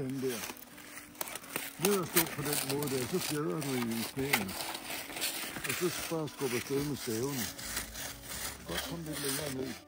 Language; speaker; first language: Danish; native; Danish